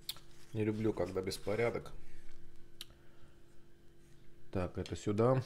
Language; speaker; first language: Russian; non-native, local second language; Azerbaijani